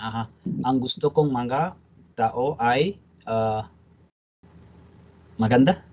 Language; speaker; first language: Filipino; non-native, learner; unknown